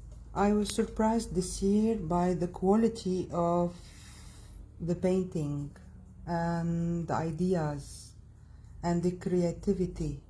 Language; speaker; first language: English; non-native, fluent; Arabic